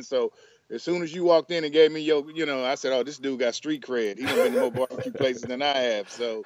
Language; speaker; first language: English; native; English